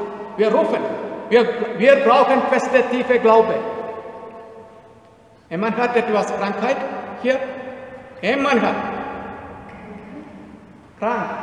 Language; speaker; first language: German; non-native, learner; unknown